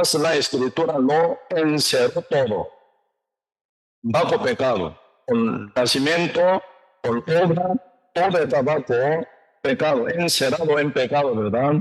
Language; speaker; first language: Spanish; non-native, learner; Korean